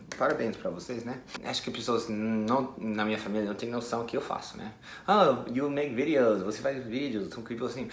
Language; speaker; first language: Portuguese; non-native, fluent; English